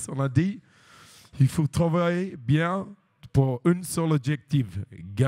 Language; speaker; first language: French; non-native, learner; English